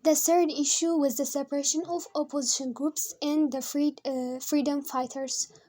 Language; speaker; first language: English; non-native, local second language; Amharic